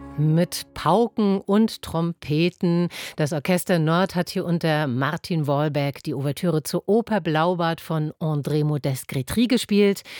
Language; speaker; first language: German; native; German